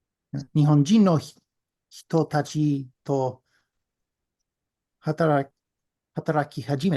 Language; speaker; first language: Japanese; non-native, learner; English